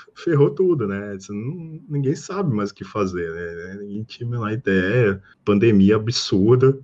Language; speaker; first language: Portuguese; native; Portuguese